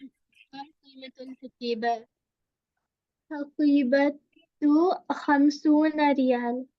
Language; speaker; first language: Arabic; non-native, learner; Urdu